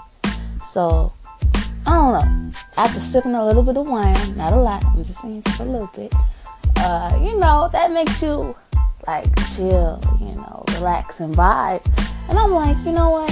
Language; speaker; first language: English; native; English